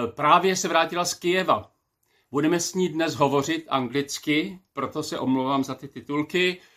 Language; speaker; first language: Czech; native; Czech